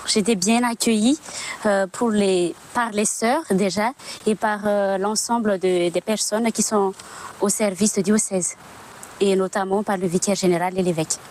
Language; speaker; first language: French; non-native, local second language; Malagasy